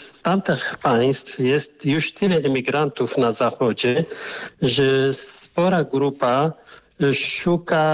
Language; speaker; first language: Polish; non-native, fluent; Arabic